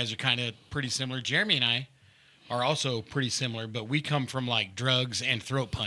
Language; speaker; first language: English; native; English